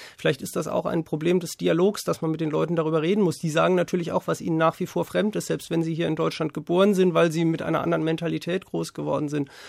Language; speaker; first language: German; native; German